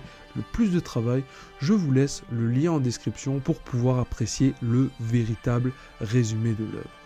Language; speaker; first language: French; native; French